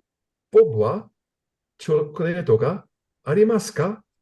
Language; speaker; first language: Japanese; non-native, learner; English